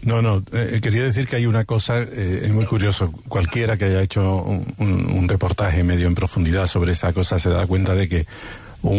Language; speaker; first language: Spanish; native; Spanish